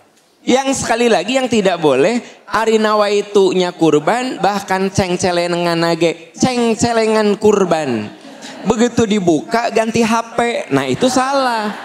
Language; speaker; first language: Indonesian; non-native, local second language; Sundanese